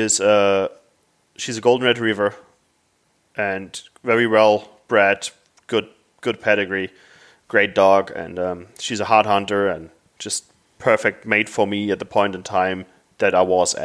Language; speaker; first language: English; non-native, fluent; German